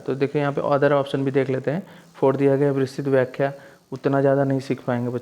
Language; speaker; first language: Hindi; native; Hindi